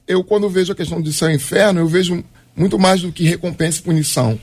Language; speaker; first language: Portuguese; native; Portuguese